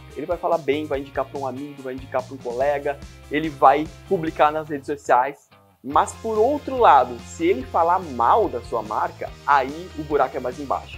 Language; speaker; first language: Portuguese; native; Portuguese